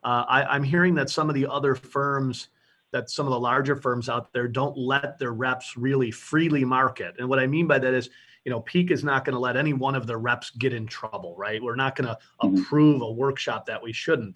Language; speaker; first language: English; native; English